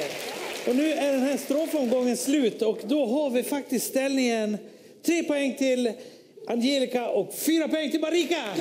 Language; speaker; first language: Swedish; native; Swedish